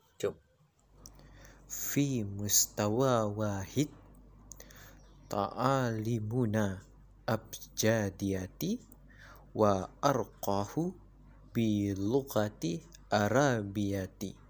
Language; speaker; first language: Arabic; non-native, learner; Malay